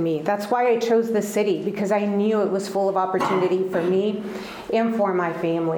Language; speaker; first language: English; early bilingual, other home language; Spanish